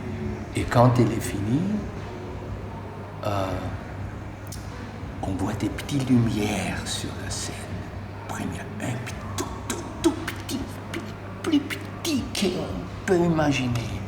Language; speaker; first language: French; non-native, learner; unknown